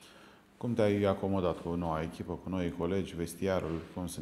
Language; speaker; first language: Romanian; native; Romanian